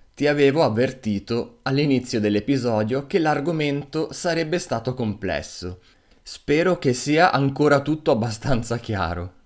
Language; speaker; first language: Italian; native; Italian